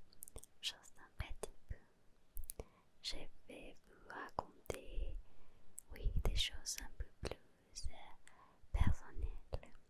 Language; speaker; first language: French; non-native, learner; Spanish